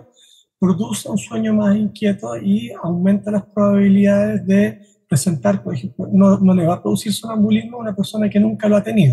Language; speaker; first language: Spanish; native; Spanish